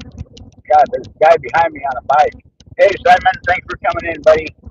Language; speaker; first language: English; native; English